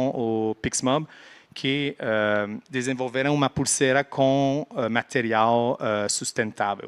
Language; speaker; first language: Portuguese; non-native, fluent; French